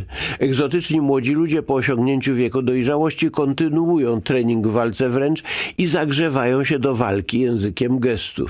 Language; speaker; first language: Polish; native; Polish